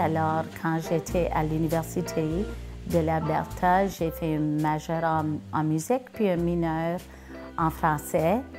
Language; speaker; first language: French; non-native, local second language; English